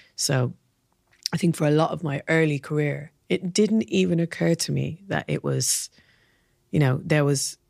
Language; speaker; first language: English; native; English